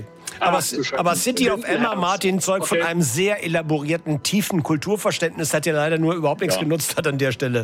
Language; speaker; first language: German; native; German